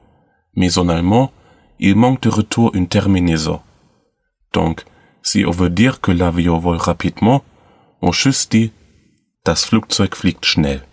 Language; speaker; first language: French; non-native, learner; German